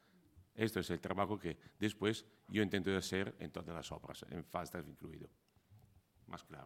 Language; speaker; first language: Spanish; non-native, fluent; Italian